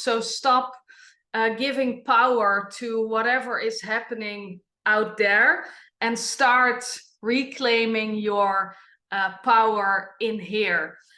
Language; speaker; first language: English; non-native, fluent; Dutch